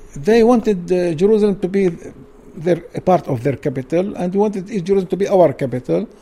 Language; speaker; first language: English; non-native, learner; Arabic